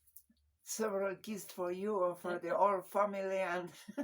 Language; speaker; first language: English; non-native, learner; Spanish